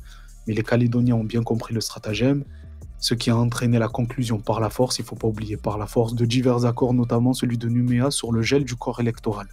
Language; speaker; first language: French; native; French